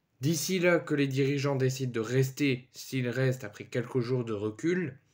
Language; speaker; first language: French; native; French